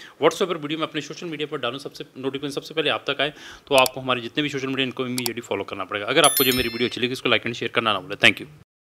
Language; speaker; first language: Hindi; non-native, local second language; Punjabi